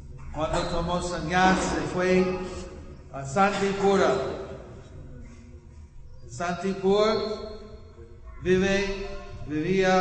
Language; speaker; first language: Spanish; non-native, learner; English